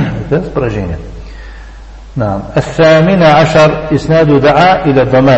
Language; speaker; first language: Arabic; non-native, fluent; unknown